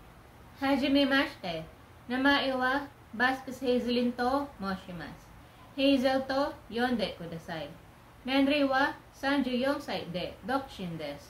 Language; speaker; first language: Japanese; non-native, learner; Filipino